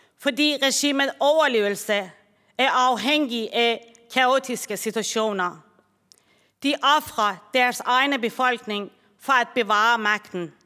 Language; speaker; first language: Danish; non-native, fluent; Persian